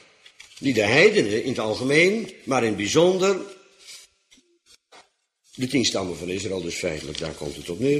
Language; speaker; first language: Dutch; native; Dutch